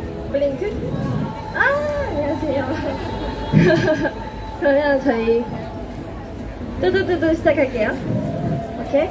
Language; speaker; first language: Korean; non-native, fluent; Chinese